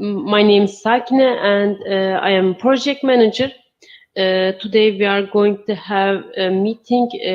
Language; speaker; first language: English; non-native, learner; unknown